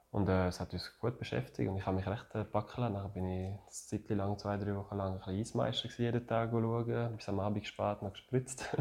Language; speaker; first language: German; non-native, fluent; French